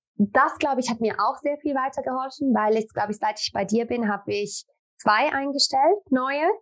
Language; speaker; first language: German; native; German